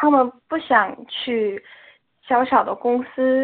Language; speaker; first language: Chinese; non-native, learner; Korean